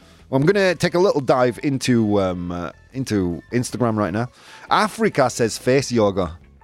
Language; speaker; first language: English; native; English